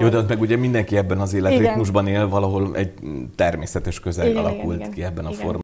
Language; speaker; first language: Hungarian; native; Hungarian